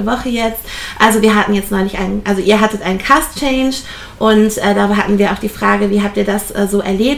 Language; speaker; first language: German; native; German